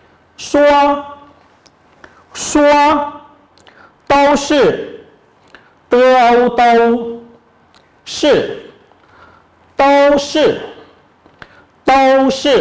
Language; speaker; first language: Chinese; non-native, fluent; Khmer